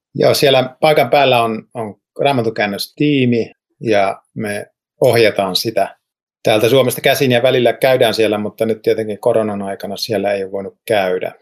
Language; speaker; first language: Finnish; native; Finnish